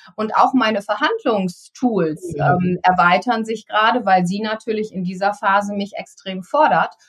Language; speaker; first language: German; native; German